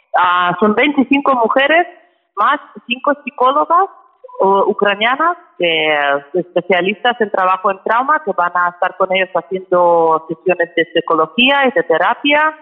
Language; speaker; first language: Spanish; non-native, fluent; Ukrainian